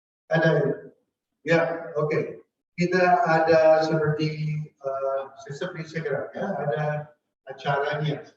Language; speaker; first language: Indonesian; non-native, fluent; English